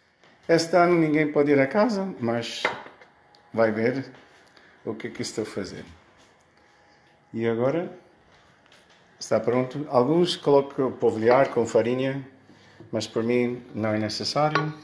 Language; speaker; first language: Portuguese; early bilingual, heritage; Portuguese